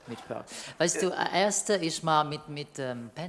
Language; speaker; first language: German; non-native, learner; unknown